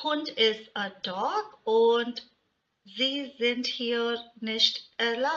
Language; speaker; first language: German; non-native, fluent; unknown